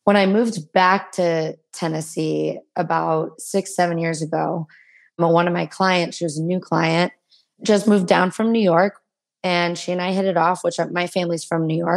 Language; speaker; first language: English; native; English